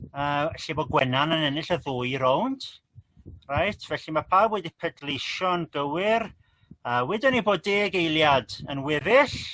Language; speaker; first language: Welsh; native; Welsh